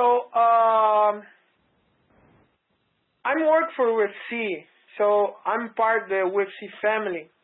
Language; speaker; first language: English; non-native, learner; Portuguese